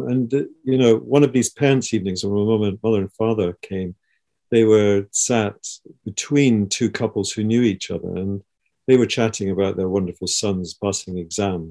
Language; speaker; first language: English; native; English